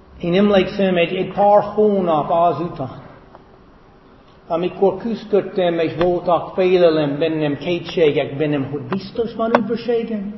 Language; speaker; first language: Hungarian; non-native, fluent; English